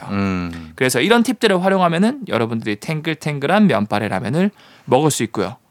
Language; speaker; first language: Korean; native; Korean